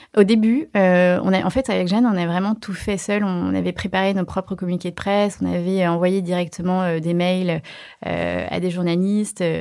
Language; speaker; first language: French; early bilingual, other home language; Chinese